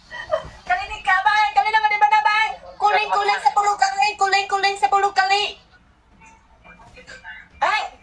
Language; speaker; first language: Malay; non-native, learner; Vietnamese